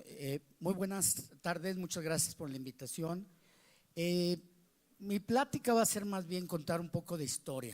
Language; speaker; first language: Spanish; native; Spanish